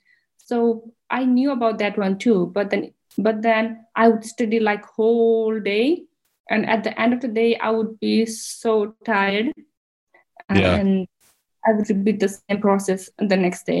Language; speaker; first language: English; non-native, local second language; Nepali